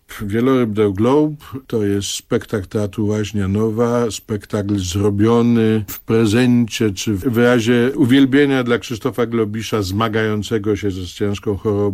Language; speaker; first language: Polish; native; Polish